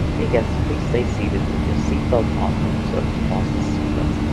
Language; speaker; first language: English; non-native, fluent; German